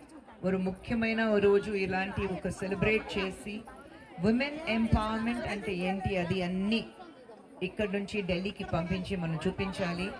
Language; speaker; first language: Telugu; non-native, learner; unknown